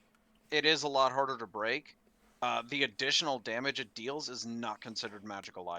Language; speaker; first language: English; native; English